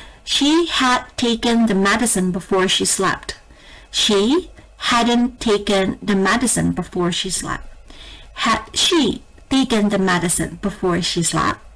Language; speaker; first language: English; non-native, fluent; Indonesian